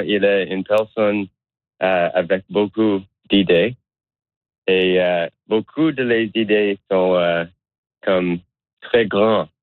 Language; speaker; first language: French; non-native, learner; English